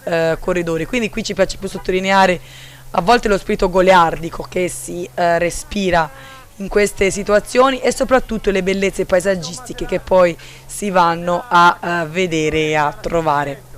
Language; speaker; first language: Italian; native; Italian